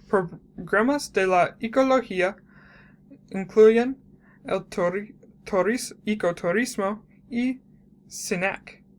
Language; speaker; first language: Spanish; non-native, learner; English